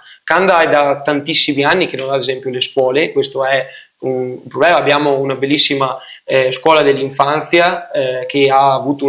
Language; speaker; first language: Italian; native; Italian